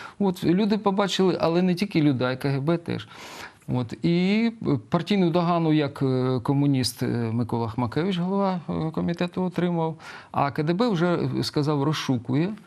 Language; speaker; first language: Ukrainian; non-native, local second language; Russian